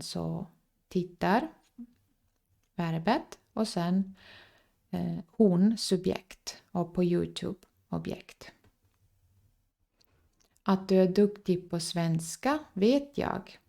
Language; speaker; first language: Swedish; non-native, fluent; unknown